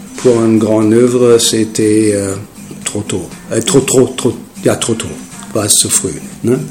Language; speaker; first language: French; non-native, learner; German